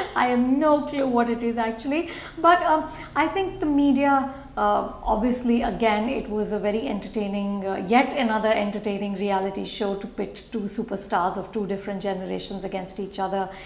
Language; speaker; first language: English; non-native, local second language; Hindi